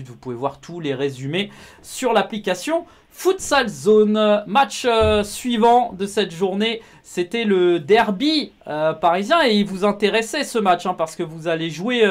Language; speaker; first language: French; native; French